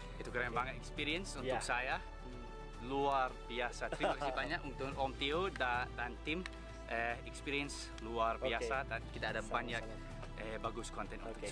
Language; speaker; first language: Indonesian; non-native, learner; English